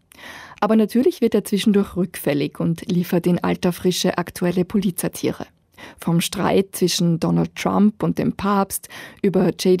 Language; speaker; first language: German; native; German